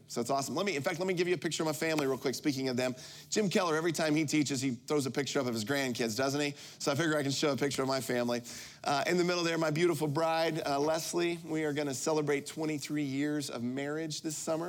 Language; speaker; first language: English; native; English